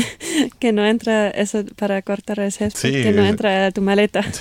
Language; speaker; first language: Spanish; non-native, fluent; German